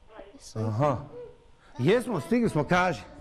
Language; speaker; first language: Bosnian; native; Bosnian